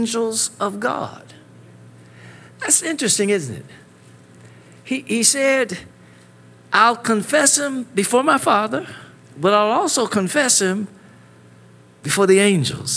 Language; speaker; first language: English; native; English